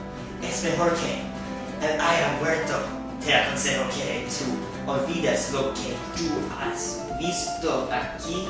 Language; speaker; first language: Spanish; non-native, learner; English